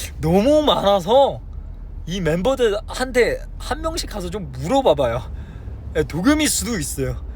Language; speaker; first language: Korean; non-native, fluent; Chinese